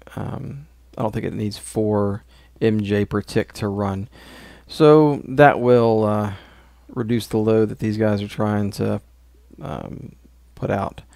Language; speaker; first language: English; native; English